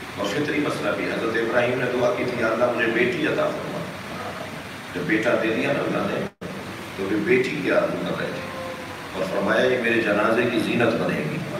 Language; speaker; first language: Urdu; non-native, local second language; Sindhi